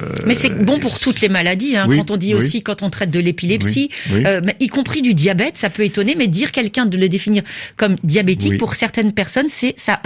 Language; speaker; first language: French; native; French